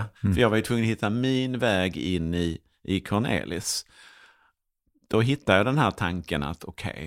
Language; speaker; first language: Swedish; native; Swedish